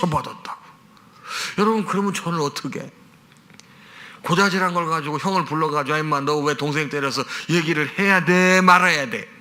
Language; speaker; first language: Korean; native; Korean